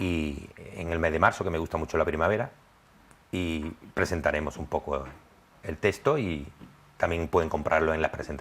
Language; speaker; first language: Spanish; native; Spanish